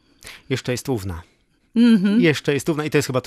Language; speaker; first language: Polish; native; Polish